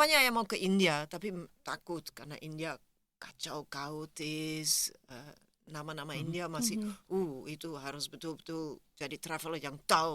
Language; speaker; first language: Indonesian; non-native, fluent; Dutch